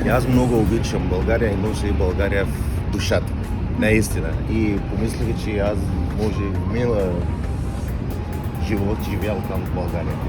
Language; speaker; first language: Bulgarian; non-native, learner; Arabic